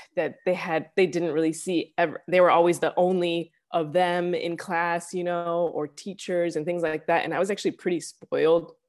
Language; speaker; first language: English; native; English